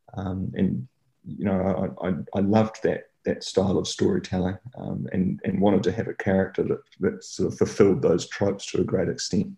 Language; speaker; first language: English; native; English